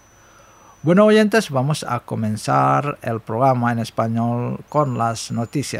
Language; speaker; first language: Spanish; non-native, fluent; Indonesian